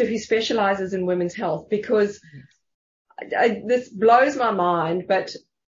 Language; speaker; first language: English; native; English